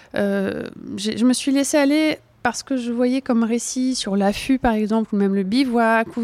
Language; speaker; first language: French; native; French